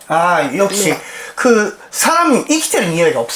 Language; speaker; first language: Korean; non-native, learner; Japanese